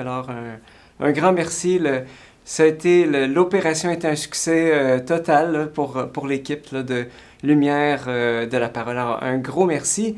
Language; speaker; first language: French; native; French